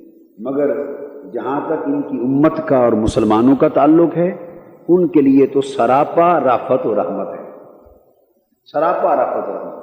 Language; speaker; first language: Urdu; native; Urdu